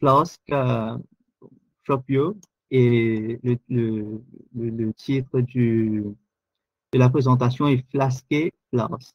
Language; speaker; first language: French; non-native, local second language; Morisyen